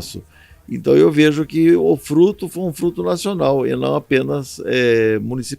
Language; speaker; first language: Portuguese; native; Portuguese